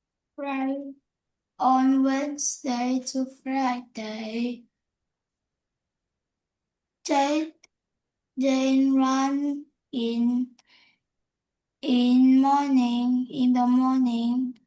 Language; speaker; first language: English; non-native, learner; Vietnamese